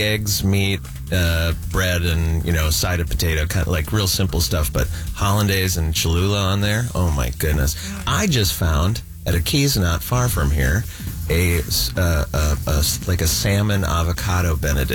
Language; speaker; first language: English; native; English